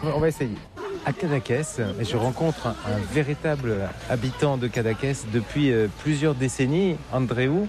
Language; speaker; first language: French; native; French